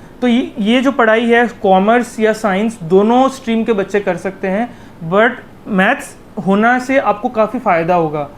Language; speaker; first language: Hindi; native; Hindi